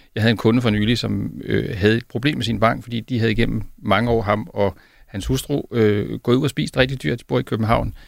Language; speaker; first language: Danish; native; Danish